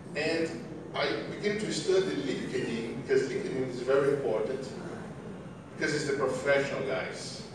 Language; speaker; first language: English; non-native, learner; Portuguese